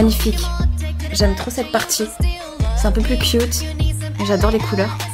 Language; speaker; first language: French; native; French